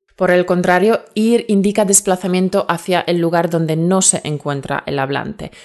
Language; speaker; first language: Spanish; non-native, fluent; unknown